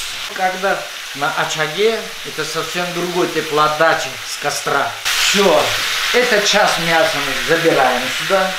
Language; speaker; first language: Russian; non-native, fluent; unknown